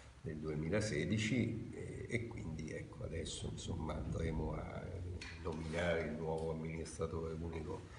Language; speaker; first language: Italian; native; Italian